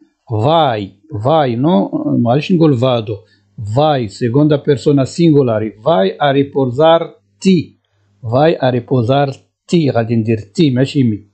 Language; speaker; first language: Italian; non-native, fluent; Arabic